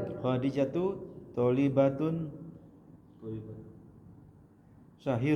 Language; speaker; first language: Arabic; non-native, learner; Indonesian